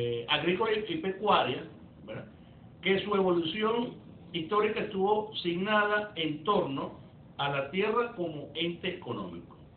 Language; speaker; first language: Spanish; native; Spanish